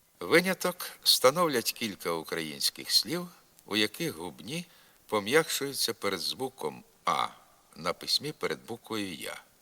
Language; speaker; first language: Ukrainian; native; Ukrainian